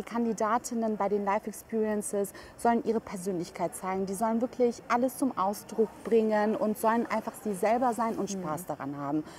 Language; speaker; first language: German; early bilingual, other home language; Albanian